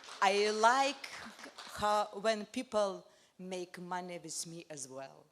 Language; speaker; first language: English; non-native, learner; Lithuanian